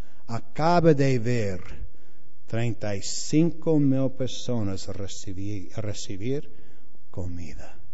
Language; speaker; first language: Spanish; non-native, fluent; English